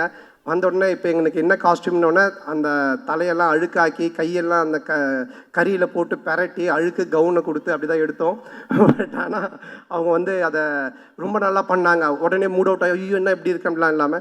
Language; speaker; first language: Tamil; native; Tamil